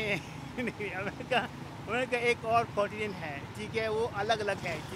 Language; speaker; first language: Hindi; non-native, learner; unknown